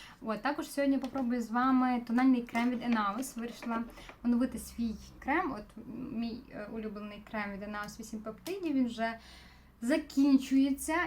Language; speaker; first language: Ukrainian; non-native, local second language; Russian